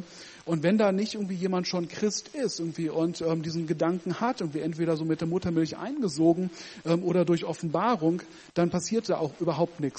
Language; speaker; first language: German; native; German